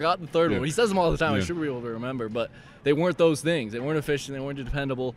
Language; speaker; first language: English; native; English